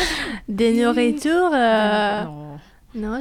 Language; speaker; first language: French; non-native, fluent; Italian